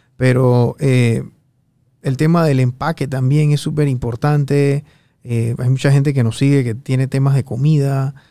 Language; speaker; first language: Spanish; native; Spanish